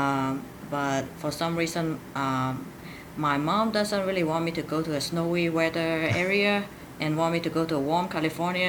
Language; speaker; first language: English; non-native, local second language; Cantonese